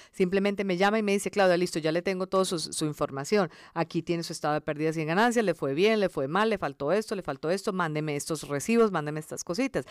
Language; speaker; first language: Spanish; early bilingual, other home language; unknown